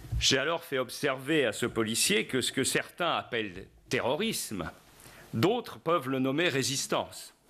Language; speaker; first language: French; native; French